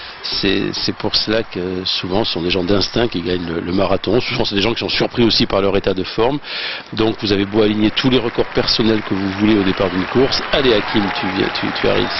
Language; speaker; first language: French; native; French